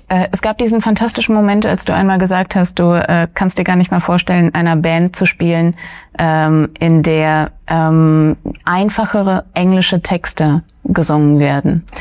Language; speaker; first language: German; early bilingual, other home language; Russian